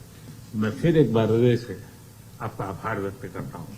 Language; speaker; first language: Hindi; native; Hindi